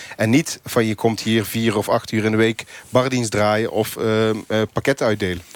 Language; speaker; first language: Dutch; native; Dutch